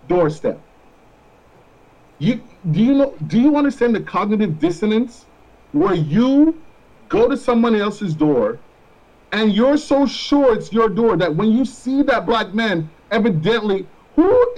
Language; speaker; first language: English; non-native, local second language; Jamaican Creole English